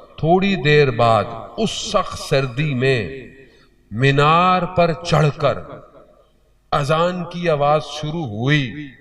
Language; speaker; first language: Urdu; early bilingual, heritage; Urdu